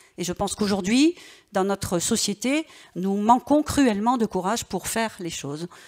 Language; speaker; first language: French; native; French